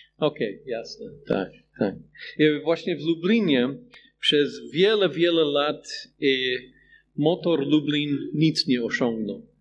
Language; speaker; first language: Polish; non-native, fluent; English